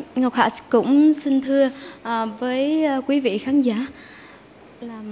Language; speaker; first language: Vietnamese; native; Vietnamese